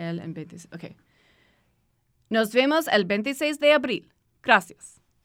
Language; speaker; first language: Spanish; non-native, learner; English